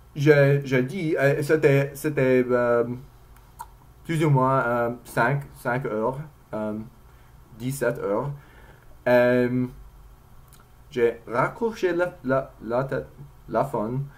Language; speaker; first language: French; non-native, learner; English